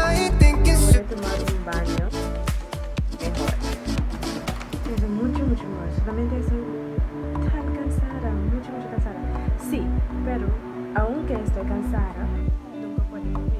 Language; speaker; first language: Spanish; non-native, learner; English